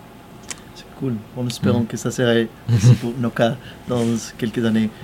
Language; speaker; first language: French; non-native, fluent; Spanish